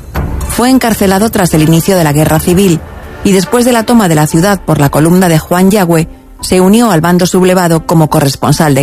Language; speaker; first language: Spanish; native; Spanish